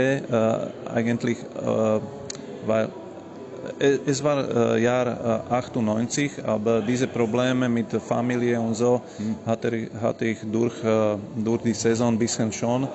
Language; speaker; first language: German; non-native, fluent; Slovak